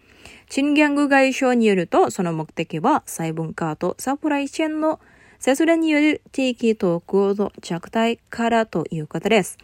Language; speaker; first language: Japanese; non-native, fluent; Indonesian